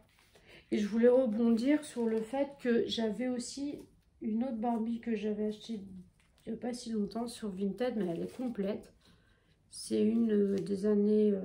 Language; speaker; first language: French; native; French